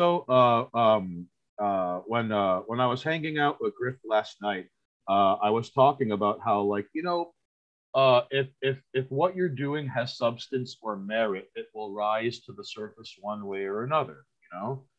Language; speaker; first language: English; early bilingual, other home language; Spanish